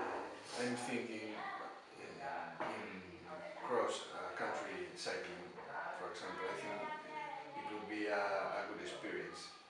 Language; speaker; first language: English; non-native, learner; Spanish